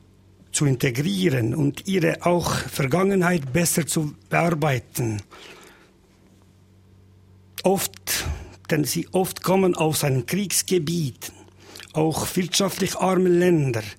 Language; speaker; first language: German; non-native, learner; Albanian